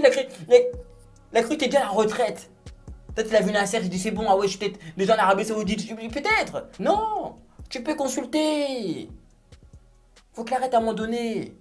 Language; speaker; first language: French; native; French